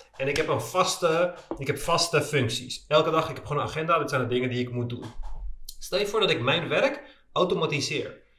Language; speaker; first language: Dutch; native; Dutch